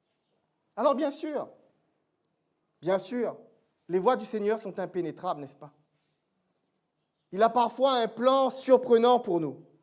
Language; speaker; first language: French; native; French